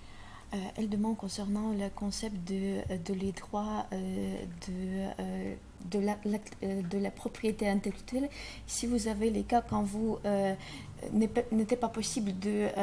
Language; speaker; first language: French; non-native, learner; Russian